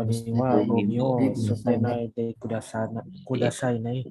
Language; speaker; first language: Japanese; non-native, learner; Indonesian